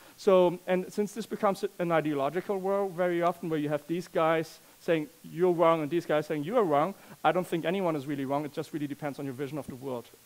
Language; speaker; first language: English; non-native, fluent; German